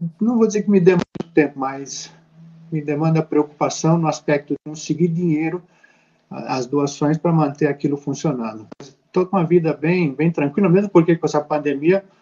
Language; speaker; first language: Portuguese; native; Portuguese